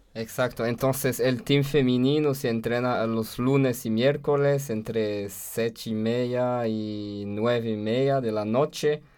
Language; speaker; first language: Spanish; non-native, fluent; French